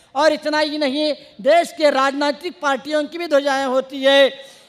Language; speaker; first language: Hindi; non-native, local second language; Kannada